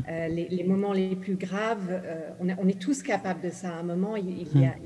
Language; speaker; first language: French; early bilingual, other home language; English